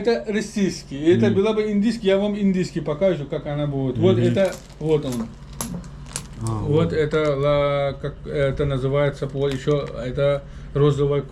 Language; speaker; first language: Russian; non-native, learner; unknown